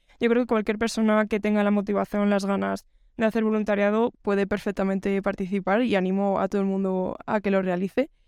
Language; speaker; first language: Spanish; native; Spanish